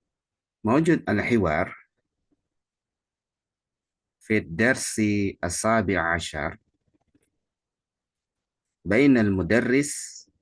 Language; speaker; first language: Arabic; non-native, fluent; Indonesian